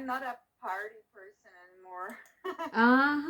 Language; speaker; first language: English; non-native, learner; Portuguese